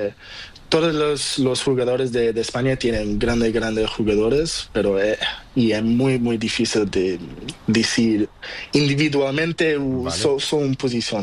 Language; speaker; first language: Spanish; non-native, learner; Portuguese